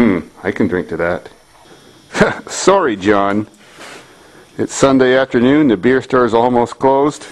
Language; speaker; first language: English; native; English